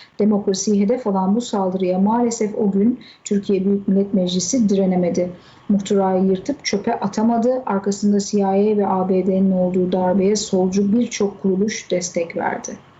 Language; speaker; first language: Turkish; native; Turkish